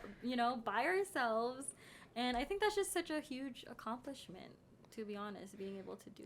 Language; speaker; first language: English; native; English